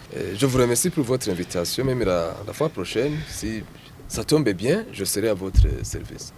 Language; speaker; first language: French; non-native, local second language; Rundi